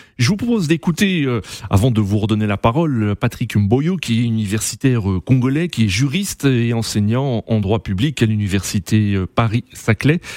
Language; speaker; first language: French; native; French